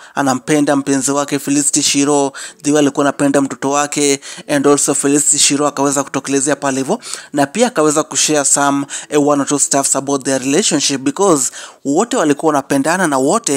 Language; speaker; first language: Swahili; non-native, local second language; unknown